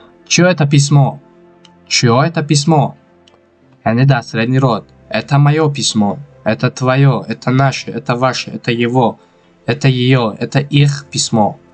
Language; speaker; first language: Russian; non-native, local second language; Tajik